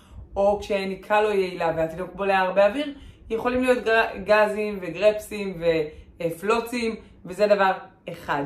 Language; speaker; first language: Hebrew; native; Hebrew